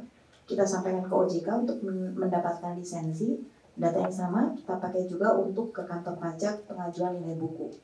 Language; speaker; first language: Indonesian; native; Indonesian